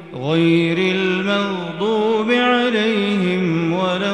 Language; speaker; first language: Arabic; native; Arabic